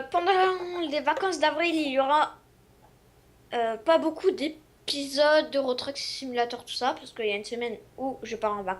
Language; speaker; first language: French; native; French